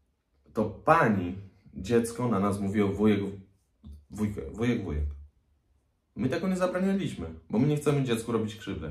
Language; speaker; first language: Polish; native; Polish